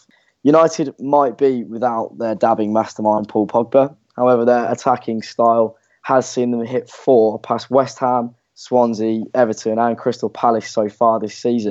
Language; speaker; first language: English; native; English